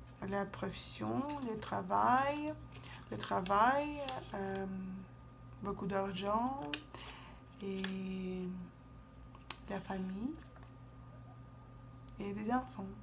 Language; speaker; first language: French; non-native, fluent; Russian